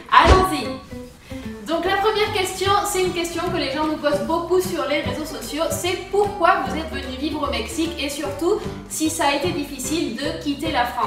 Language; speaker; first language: French; native; French